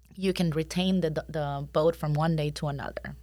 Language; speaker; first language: English; non-native, fluent; Spanish